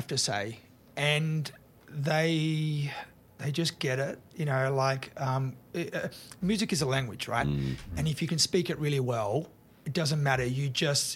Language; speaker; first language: English; native; English